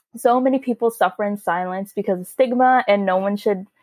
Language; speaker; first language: English; early bilingual, other home language; Hindi